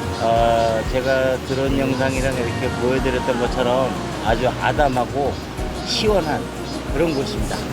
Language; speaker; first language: Korean; native; Korean